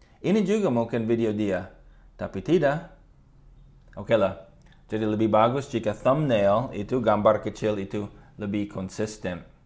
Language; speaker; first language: Indonesian; non-native, fluent; English